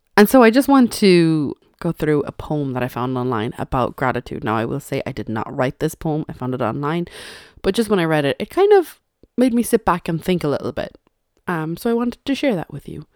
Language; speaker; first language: English; native; English